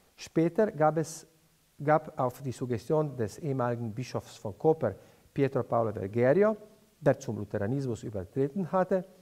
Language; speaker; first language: German; non-native, fluent; Slovenian